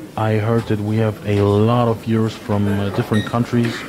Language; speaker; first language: English; non-native, fluent; German